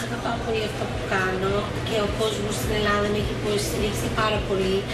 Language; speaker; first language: Greek; early bilingual, heritage; Greek